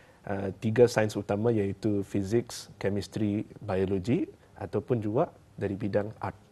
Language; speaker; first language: Malay; native; Malay